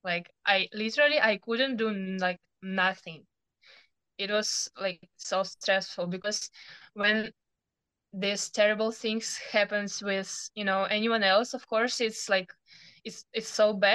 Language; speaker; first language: English; non-native, learner; Ukrainian